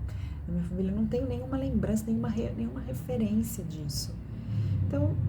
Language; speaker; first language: Portuguese; native; Portuguese